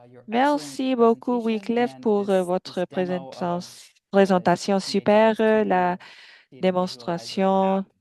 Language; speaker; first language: French; non-native, fluent; English